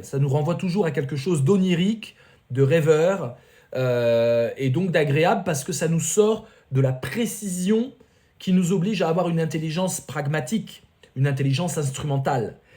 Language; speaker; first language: French; native; French